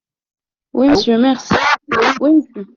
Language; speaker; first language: French; non-native, local second language; Arabic